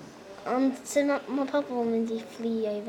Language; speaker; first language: Welsh; native; Welsh